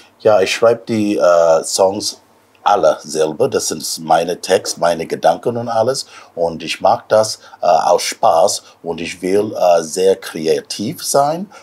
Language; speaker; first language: German; non-native, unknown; English